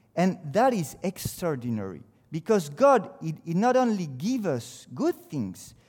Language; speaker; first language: English; non-native, fluent; French